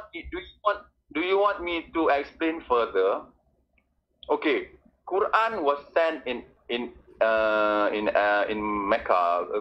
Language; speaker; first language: English; non-native, local second language; Malay